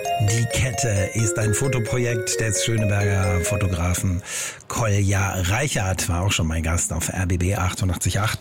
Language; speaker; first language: German; native; German